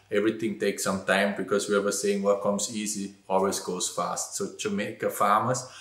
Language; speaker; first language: English; non-native, fluent; German